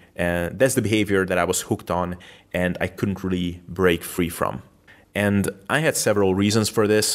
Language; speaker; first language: English; non-native, fluent; Hungarian